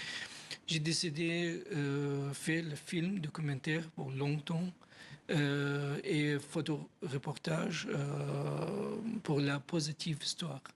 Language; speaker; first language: French; non-native, learner; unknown